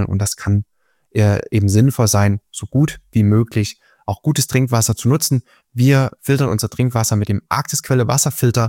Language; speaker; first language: German; native; German